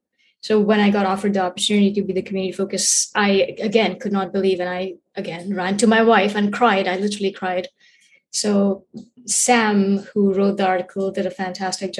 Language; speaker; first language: English; non-native, local second language; Hindi